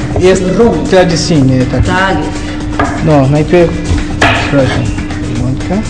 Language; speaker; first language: Polish; non-native, learner; Portuguese